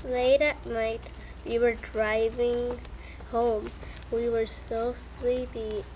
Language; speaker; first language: English; early bilingual, other home language; Spanish